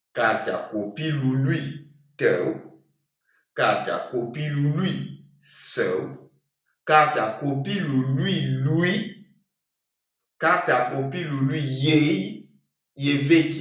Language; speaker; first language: Romanian; non-native, fluent; French